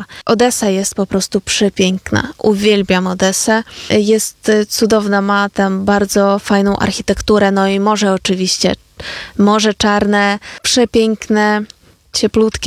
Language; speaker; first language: Polish; non-native, fluent; Ukrainian